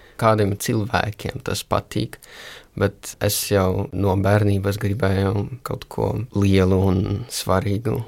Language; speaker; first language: Latvian; early bilingual, other home language; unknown